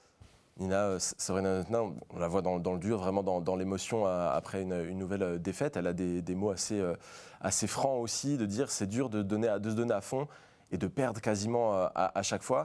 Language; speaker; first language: French; native; French